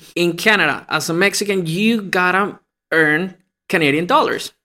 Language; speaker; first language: English; non-native, fluent; Spanish